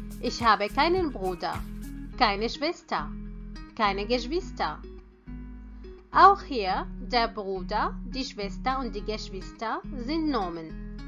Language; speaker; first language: German; non-native, fluent; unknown